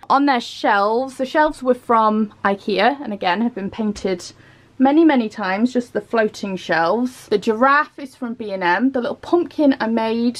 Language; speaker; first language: English; native; English